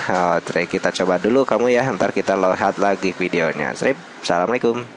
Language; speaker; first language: Indonesian; native; Indonesian